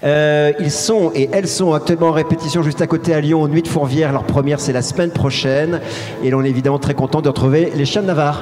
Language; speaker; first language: French; native; French